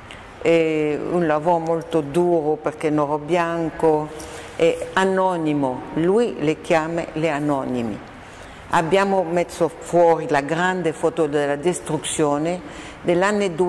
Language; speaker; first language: Italian; non-native, fluent; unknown